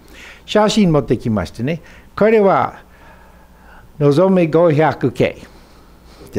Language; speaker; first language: Japanese; non-native, fluent; English